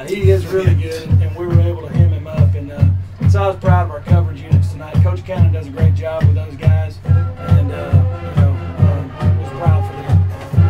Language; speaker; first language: English; native; English